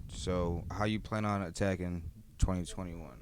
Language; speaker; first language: English; native; English